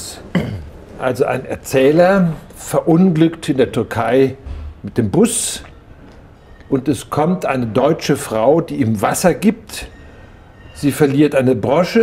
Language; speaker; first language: German; native; German